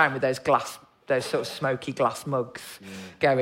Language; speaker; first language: English; native; English